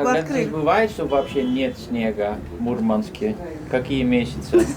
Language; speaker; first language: Russian; non-native, fluent; Dutch